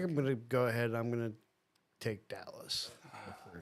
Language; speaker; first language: English; native; English